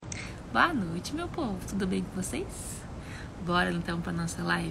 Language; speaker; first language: Portuguese; native; Portuguese